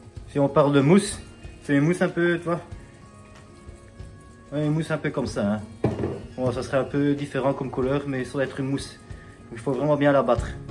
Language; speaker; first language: French; native; French